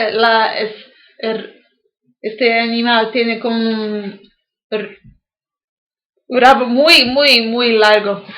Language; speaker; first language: Spanish; non-native, learner; English